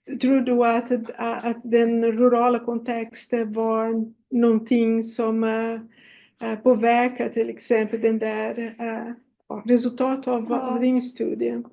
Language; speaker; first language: Swedish; non-native, fluent; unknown